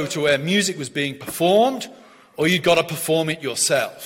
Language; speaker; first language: English; native; English